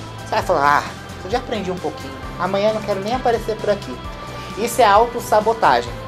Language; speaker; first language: Portuguese; native; Portuguese